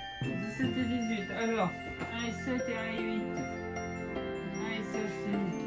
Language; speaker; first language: French; native; French